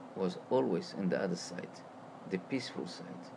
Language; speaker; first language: English; non-native, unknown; Hebrew